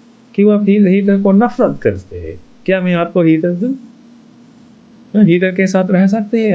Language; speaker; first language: Hindi; non-native, fluent; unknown